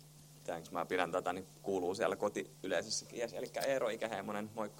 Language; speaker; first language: Finnish; native; Finnish